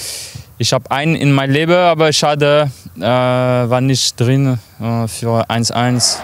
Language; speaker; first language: German; non-native, learner; French